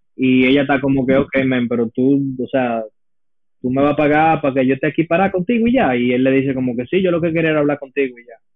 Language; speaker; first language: Spanish; early bilingual, heritage; Spanish